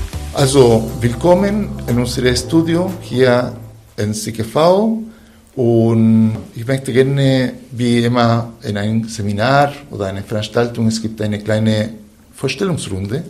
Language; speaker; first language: German; non-native, fluent; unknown